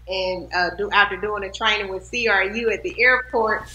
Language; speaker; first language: English; native; English